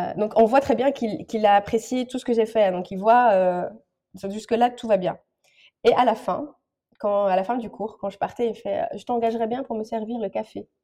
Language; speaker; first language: French; non-native, local second language; Arabic